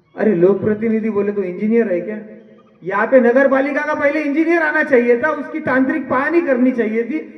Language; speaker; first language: Hindi; non-native, local second language; Marathi